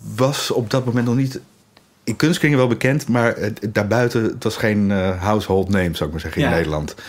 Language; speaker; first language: Dutch; native; Dutch